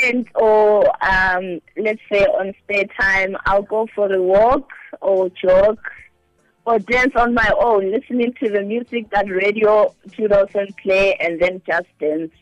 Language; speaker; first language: English; non-native, local second language; Southern Sotho